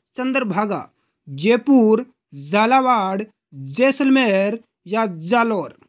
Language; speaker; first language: Hindi; native; Hindi